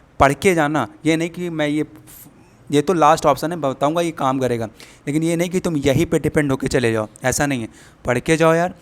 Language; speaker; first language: Hindi; native; Hindi